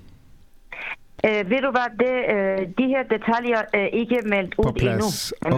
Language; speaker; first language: Danish; non-native, fluent; Persian